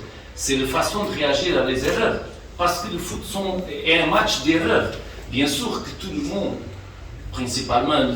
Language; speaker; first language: French; non-native, fluent; Portuguese